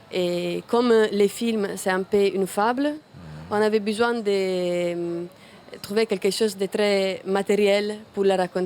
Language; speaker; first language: French; non-native, fluent; Italian